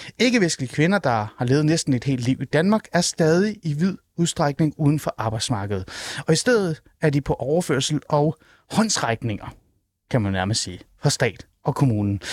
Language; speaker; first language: Danish; early bilingual, other home language; Persian